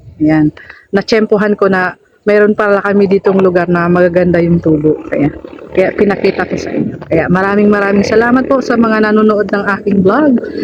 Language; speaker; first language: Filipino; non-native, local second language; Bikol